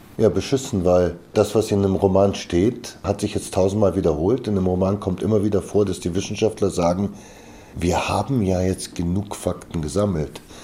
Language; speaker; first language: German; early bilingual, other home language; Bulgarian